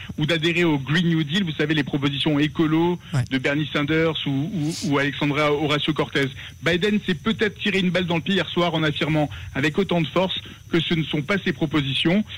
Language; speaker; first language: French; native; French